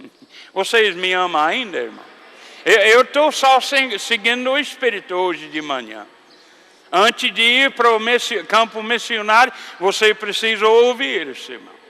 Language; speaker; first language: Portuguese; non-native, fluent; English